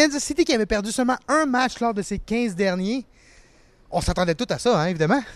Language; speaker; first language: French; native; French